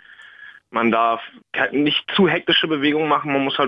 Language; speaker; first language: German; native; German